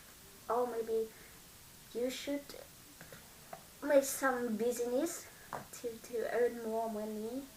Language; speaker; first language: English; non-native, learner; Vietnamese